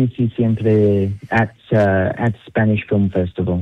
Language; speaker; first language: Spanish; non-native, learner; English